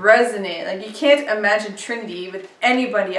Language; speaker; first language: English; native; English